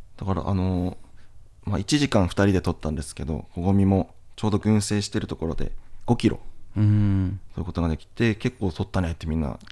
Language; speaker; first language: Japanese; native; Japanese